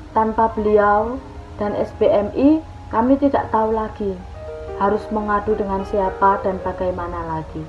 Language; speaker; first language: Indonesian; non-native, local second language; Javanese